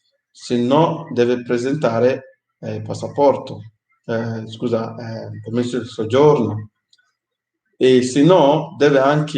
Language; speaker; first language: Italian; non-native, fluent; English